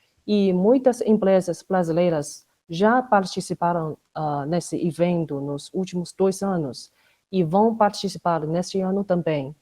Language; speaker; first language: Portuguese; non-native, fluent; Chinese